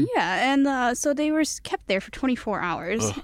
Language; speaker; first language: English; early bilingual, other home language; Cantonese